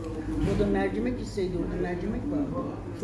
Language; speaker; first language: Turkish; native; Turkish